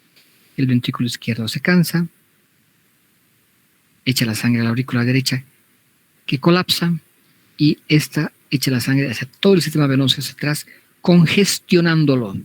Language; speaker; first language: Spanish; native; Spanish